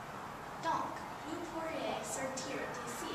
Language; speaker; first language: French; non-native, learner; English